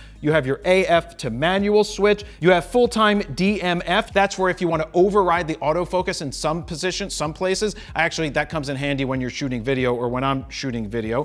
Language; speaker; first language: English; native; English